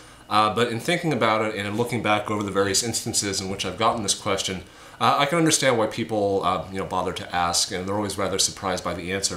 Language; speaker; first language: English; native; English